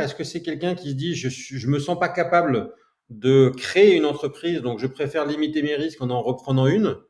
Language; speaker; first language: French; native; French